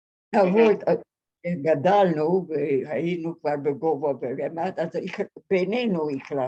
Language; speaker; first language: Hebrew; non-native, fluent; Hungarian